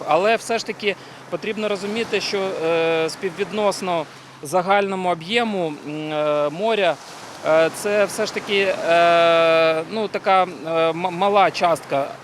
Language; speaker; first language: Ukrainian; native; Ukrainian